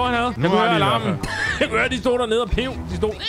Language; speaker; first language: Danish; native; Danish